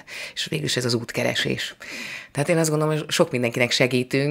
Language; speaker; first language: Hungarian; native; Hungarian